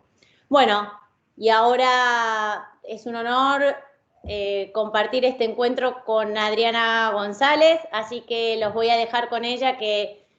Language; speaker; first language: Spanish; native; Spanish